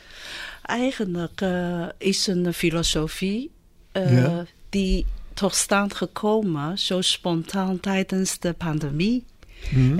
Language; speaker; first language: Dutch; non-native, fluent; Chinese